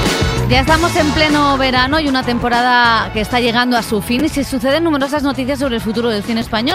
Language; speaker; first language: Spanish; native; Spanish